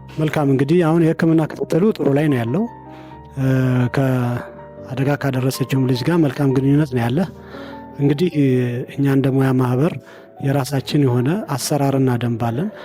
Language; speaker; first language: Amharic; native; Amharic